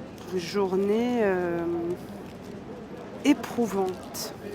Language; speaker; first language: French; native; French